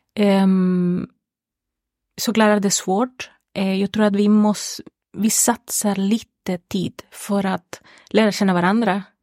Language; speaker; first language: Swedish; non-native, fluent; Spanish